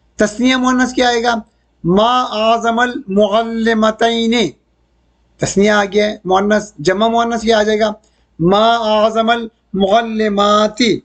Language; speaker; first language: Urdu; native; Urdu